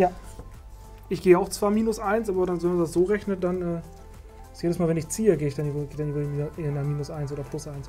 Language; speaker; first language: German; native; German